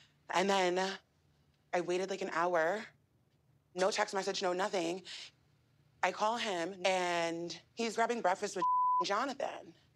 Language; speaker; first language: English; native; English